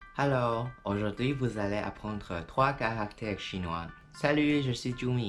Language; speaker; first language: French; non-native, fluent; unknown